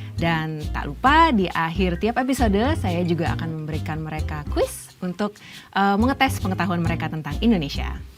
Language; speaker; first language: Indonesian; native; Indonesian